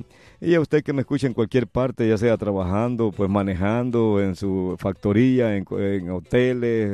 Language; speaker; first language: Spanish; native; Spanish